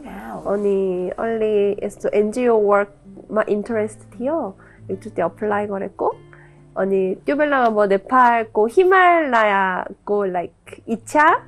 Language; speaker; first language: Nepali; non-native, learner; Korean